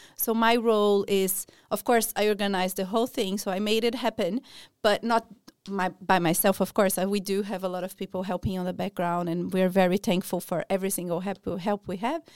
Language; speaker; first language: English; non-native, fluent; Portuguese